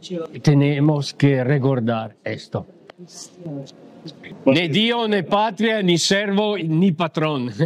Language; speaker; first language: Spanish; non-native, learner; Italian